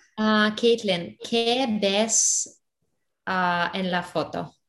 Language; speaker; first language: Spanish; non-native, learner; English